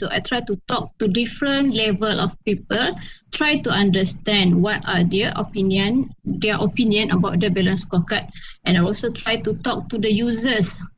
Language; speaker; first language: English; non-native, fluent; Malay